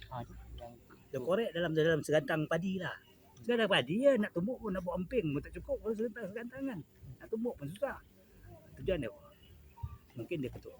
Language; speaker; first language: Malay; native; Malay